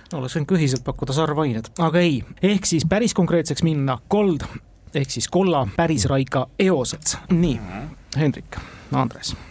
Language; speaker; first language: Estonian; native; Estonian